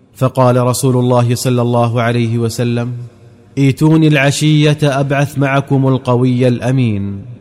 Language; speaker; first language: Arabic; native; Arabic